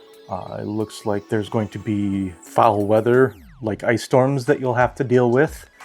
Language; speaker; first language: English; native; English